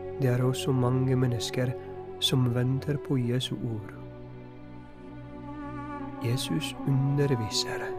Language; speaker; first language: Norwegian; non-native, fluent; Polish